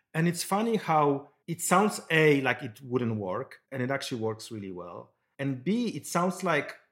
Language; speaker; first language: English; non-native, fluent; Polish